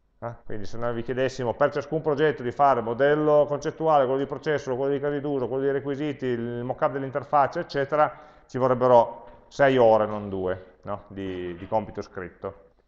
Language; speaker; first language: Italian; native; Italian